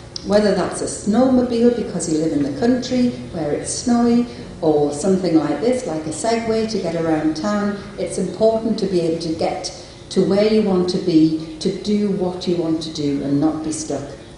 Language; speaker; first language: English; native; English